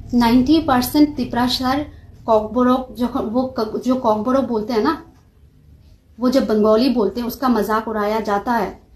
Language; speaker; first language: Hindi; non-native, local second language; Kok Borok